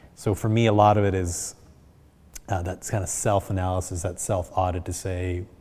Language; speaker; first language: English; early bilingual, other home language; Spanish